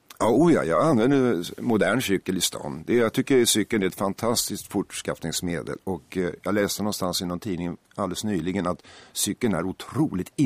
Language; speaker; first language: Swedish; native; Swedish